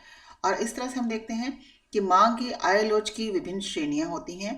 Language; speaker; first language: Hindi; native; Hindi